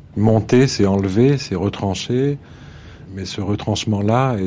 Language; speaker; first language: French; native; French